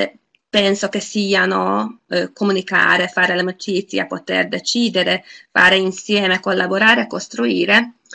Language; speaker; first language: Italian; non-native, fluent; Hungarian